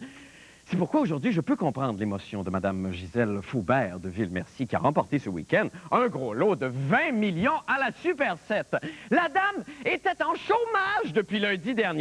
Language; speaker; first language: French; native; French